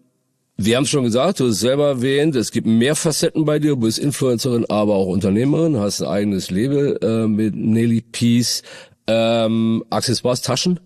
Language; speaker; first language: German; native; German